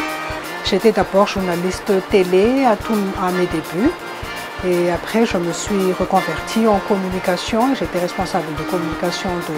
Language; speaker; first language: French; non-native, local second language; Malagasy